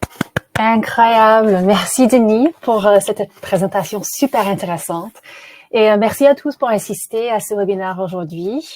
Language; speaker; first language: French; non-native, fluent; English